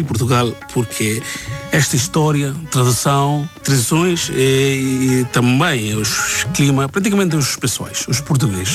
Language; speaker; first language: Portuguese; non-native, learner; Bangla